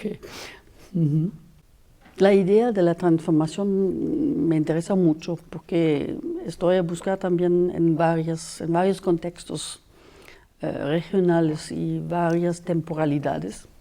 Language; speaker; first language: Spanish; non-native, fluent; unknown